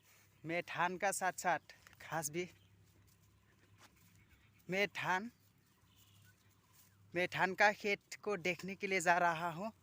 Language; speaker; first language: Hindi; non-native, local second language; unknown